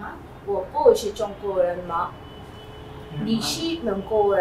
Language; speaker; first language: Chinese; non-native, learner; Bangla